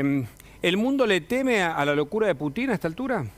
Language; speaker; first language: Spanish; native; Spanish